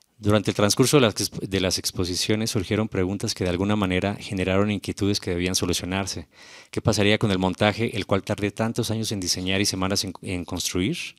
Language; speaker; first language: Spanish; native; Spanish